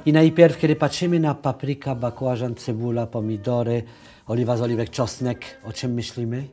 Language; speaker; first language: Polish; non-native, learner; French